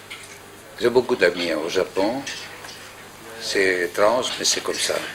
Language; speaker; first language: French; non-native, fluent; Greek